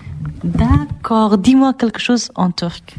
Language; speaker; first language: French; non-native, fluent; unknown